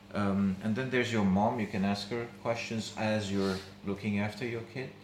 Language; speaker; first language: English; non-native, fluent; Arabic